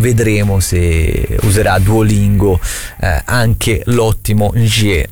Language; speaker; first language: Italian; native; Italian